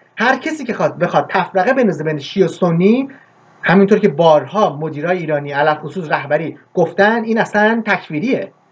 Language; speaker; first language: Persian; early bilingual, heritage; Persian